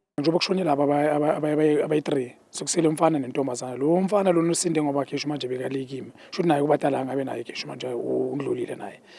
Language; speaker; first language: Zulu; native; Zulu